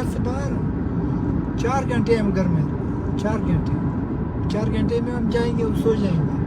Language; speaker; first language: Hindi; non-native, learner; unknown